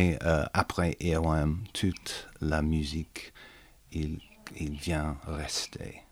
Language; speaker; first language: French; non-native, learner; English